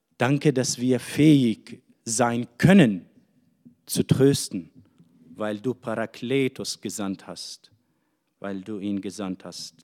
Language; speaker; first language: German; non-native, fluent; Arabic